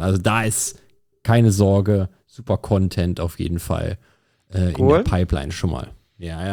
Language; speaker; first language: German; native; German